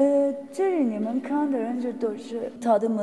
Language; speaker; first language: Chinese; non-native, fluent; Turkish